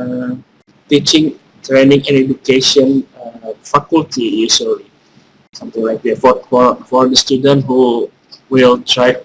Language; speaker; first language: English; non-native, fluent; Indonesian